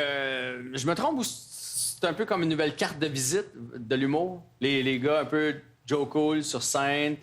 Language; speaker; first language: French; native; French